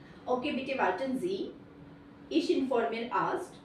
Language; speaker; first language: German; non-native, learner; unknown